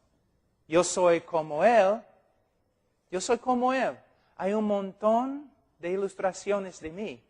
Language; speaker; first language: Spanish; non-native, fluent; English